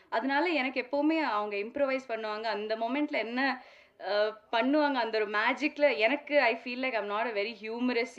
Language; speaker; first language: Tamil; non-native, local second language; Malayalam